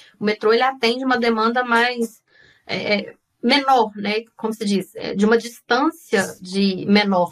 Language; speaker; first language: Portuguese; native; Portuguese